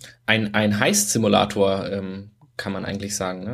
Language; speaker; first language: German; native; German